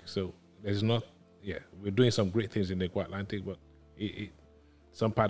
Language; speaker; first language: English; non-native, local second language; Yoruba